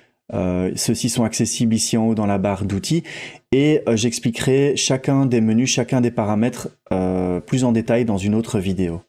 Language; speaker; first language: French; native; French